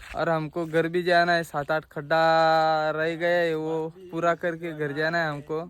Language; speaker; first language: Hindi; non-native, local second language; Marathi